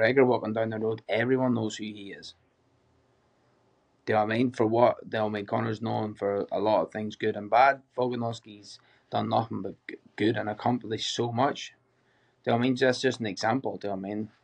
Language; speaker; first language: English; native; English